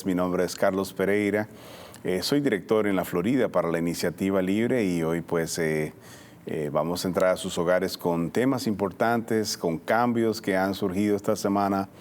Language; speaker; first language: Spanish; native; Spanish